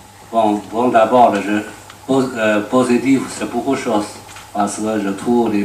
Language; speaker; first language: French; non-native, learner; Chinese